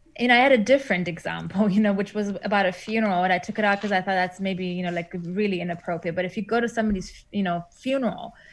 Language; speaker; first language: English; non-native, fluent; German